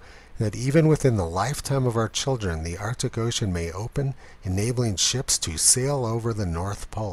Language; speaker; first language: English; native; English